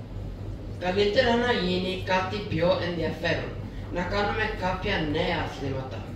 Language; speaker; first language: Greek; early bilingual, heritage; Greek